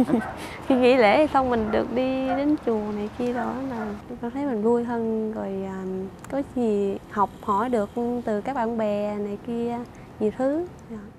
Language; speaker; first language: Vietnamese; early bilingual, heritage; Vietnamese